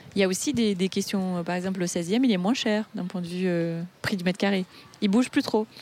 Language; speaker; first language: French; non-native, fluent; Portuguese